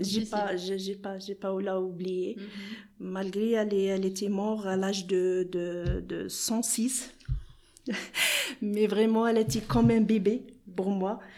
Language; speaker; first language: French; non-native, learner; Arabic